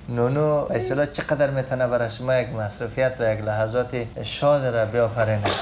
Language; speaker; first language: Persian; native; Persian